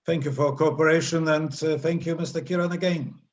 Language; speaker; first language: English; non-native, fluent; Polish